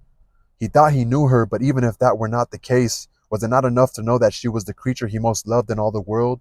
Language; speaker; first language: English; native; English